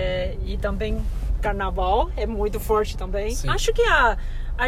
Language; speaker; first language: Portuguese; non-native, fluent; Chinese